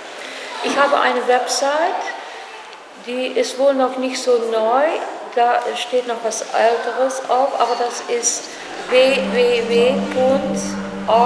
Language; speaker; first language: German; non-native, learner; Dutch